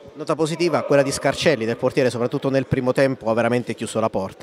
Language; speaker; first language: Italian; native; Italian